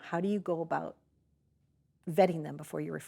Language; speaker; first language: English; native; English